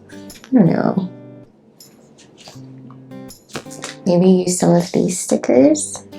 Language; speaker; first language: English; native; English